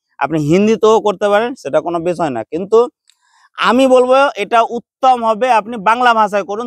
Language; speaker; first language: Bangla; native; Bangla